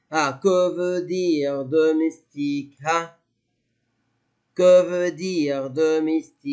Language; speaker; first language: French; non-native, fluent; Arabic